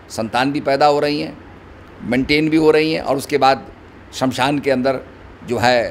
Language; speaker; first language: Hindi; native; Hindi